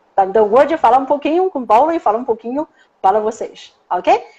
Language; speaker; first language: Portuguese; non-native, fluent; Chinese